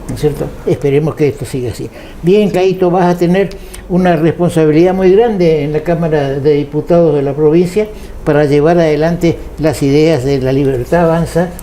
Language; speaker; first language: Spanish; native; Spanish